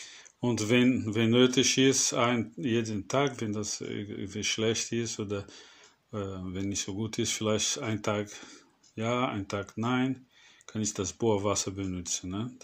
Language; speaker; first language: German; non-native, fluent; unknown